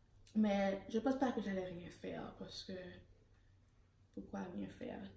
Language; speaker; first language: French; early bilingual, heritage; Haitian Creole